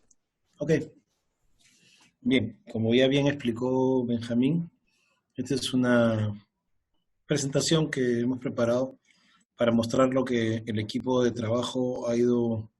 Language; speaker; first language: Spanish; native; Spanish